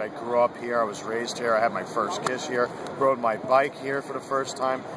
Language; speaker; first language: English; native; English